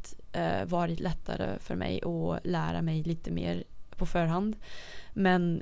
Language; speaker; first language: Swedish; non-native, fluent; Dutch